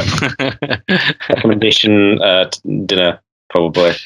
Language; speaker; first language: English; native; English